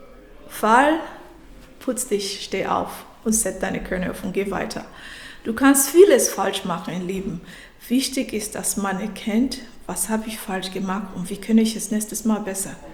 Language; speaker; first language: German; non-native, fluent; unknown